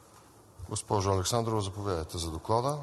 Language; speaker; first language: Bulgarian; native; Bulgarian